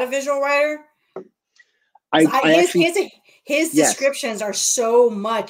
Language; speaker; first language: English; native; English